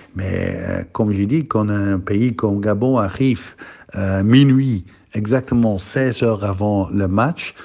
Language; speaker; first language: French; non-native, learner; Dutch